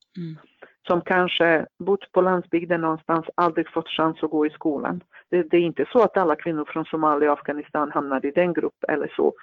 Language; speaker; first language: Swedish; non-native, fluent; Bosnian